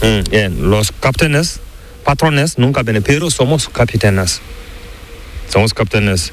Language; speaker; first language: Spanish; non-native, learner; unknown